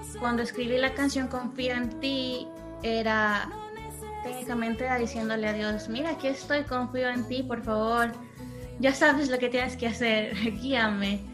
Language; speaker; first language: Spanish; early bilingual, heritage; Spanish